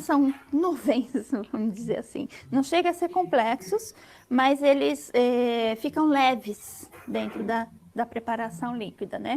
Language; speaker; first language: Portuguese; native; Portuguese